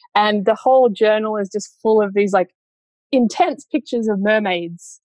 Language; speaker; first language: English; native; English